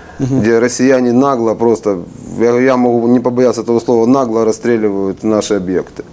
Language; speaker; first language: Russian; non-native, local second language; Ukrainian